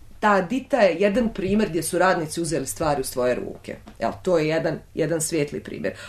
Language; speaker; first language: Bosnian; native; Bosnian